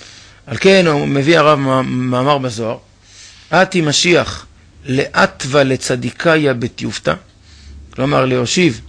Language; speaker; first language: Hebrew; native; Hebrew